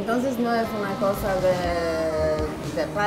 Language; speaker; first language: Spanish; non-native, learner; Polish